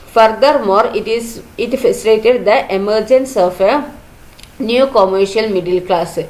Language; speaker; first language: English; non-native, local second language; Malayalam